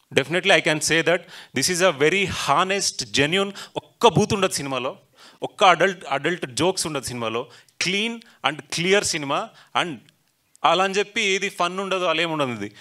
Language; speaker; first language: Telugu; native; Telugu